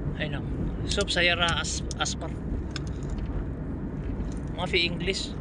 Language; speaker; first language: English; non-native, learner; Filipino